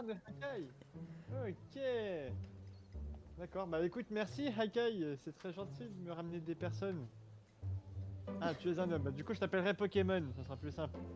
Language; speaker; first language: French; native; French